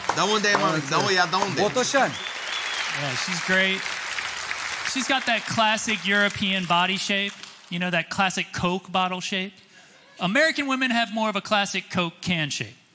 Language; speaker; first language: English; native; English